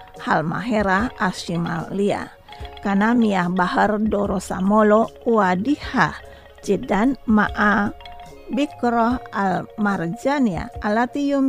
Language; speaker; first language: Arabic; non-native, fluent; Indonesian